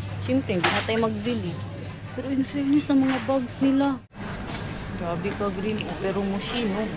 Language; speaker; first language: Filipino; non-native, local second language; Cebuano